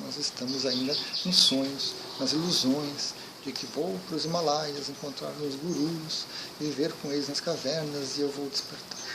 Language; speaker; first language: Portuguese; native; Portuguese